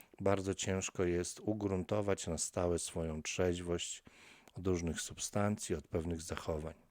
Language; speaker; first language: Polish; native; Polish